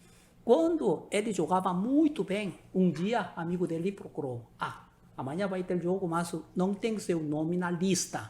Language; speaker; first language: Portuguese; non-native, learner; Korean